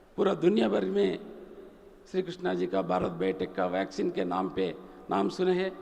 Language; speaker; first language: Hindi; non-native, local second language; Telugu